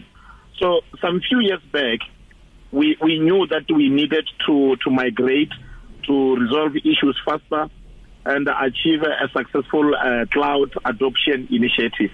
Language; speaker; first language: English; non-native, local second language; Northern Sotho